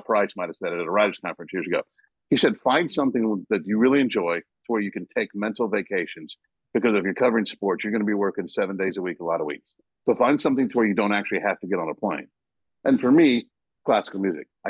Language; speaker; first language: English; native; English